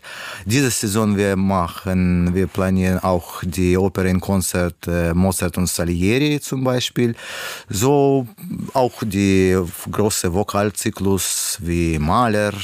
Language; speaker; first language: German; non-native, learner; Russian